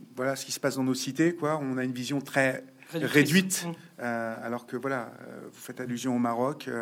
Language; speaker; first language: French; native; French